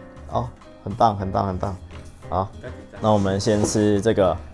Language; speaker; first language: Chinese; native; Chinese